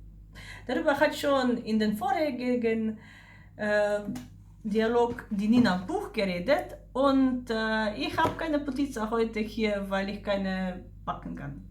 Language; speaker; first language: German; non-native, fluent; Slovenian